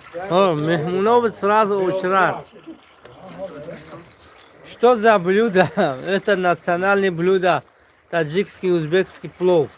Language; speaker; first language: Russian; non-native, local second language; Tajik